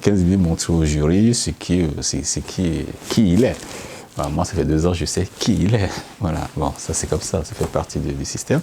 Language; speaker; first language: French; native; French